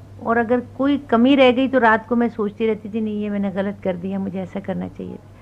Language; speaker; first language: Urdu; native; Urdu